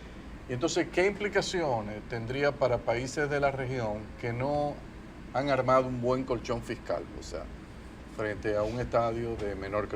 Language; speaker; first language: Spanish; native; Spanish